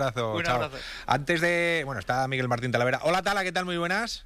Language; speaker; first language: Spanish; native; Spanish